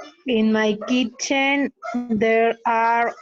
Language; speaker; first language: English; non-native, learner; Spanish